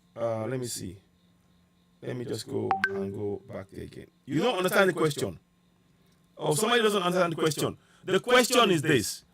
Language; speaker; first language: English; non-native, local second language; Yoruba